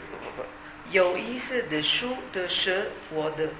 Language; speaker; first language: Chinese; non-native, learner; Italian